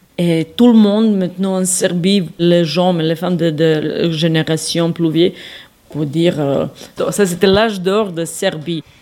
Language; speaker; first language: French; non-native, learner; Serbian